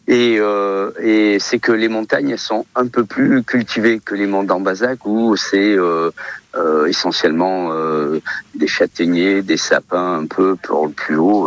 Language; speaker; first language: French; early bilingual, other home language; Portuguese